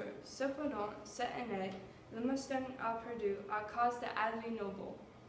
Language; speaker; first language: French; non-native, learner; English